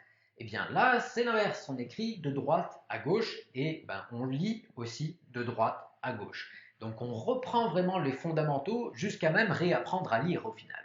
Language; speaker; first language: French; native; French